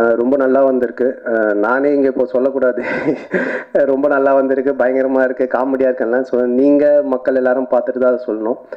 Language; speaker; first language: Tamil; native; Tamil